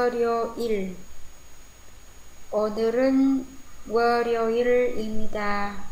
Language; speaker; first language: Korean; non-native, fluent; Vietnamese